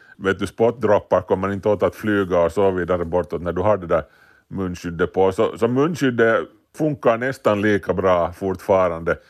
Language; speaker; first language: Swedish; native; Swedish